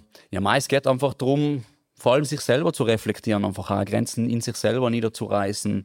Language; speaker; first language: German; native; German